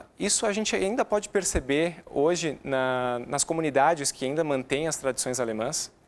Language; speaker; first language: Portuguese; native; Portuguese